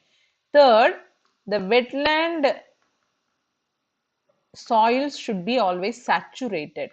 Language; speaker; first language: English; non-native, local second language; Tamil